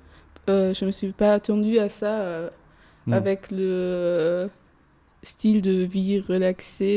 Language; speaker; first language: French; non-native, fluent; German